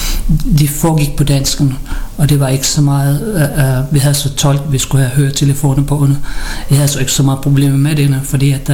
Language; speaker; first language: Danish; early bilingual, other home language; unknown